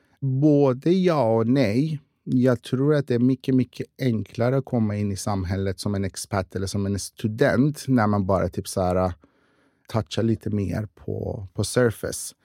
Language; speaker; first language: Swedish; non-native, fluent; Persian